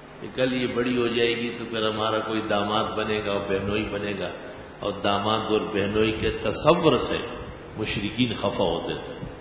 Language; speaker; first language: Urdu; non-native, local second language; Pashto